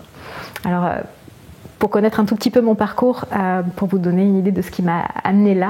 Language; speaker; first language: French; native; French